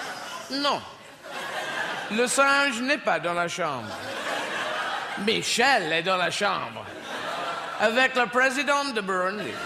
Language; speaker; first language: French; non-native, learner; English